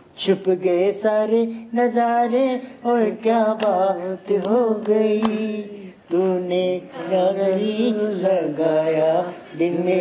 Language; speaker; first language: Hindi; native; Hindi